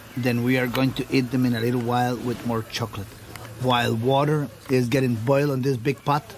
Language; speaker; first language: English; non-native, fluent; Spanish